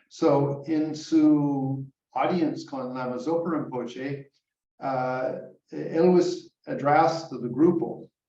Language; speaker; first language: Spanish; non-native, learner; English